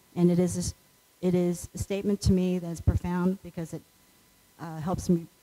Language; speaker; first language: English; native; English